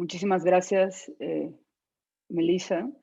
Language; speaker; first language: Spanish; native; Spanish